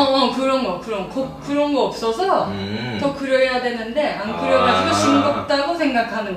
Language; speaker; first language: Korean; non-native, learner; Japanese